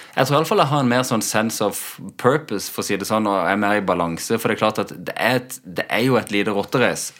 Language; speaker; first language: Norwegian; native; Norwegian